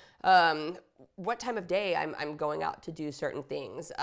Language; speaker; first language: English; native; English